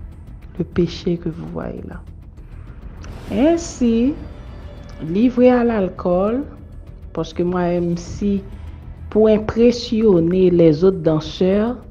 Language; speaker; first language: French; non-native, local second language; Haitian Creole